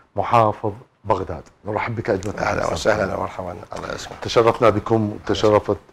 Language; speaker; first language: Arabic; native; Arabic